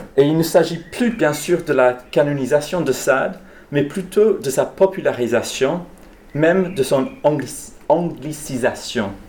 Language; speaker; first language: French; non-native, fluent; English